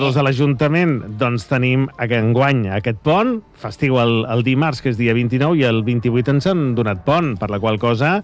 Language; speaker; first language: Catalan; native; Catalan